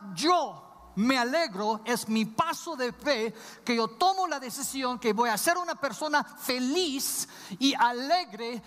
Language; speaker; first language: Spanish; non-native, fluent; English